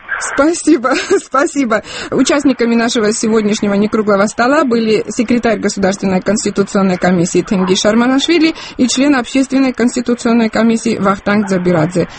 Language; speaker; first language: Russian; non-native, local second language; Georgian